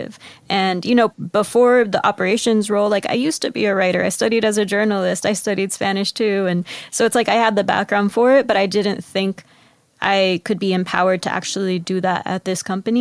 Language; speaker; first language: English; early bilingual, other home language; Spanish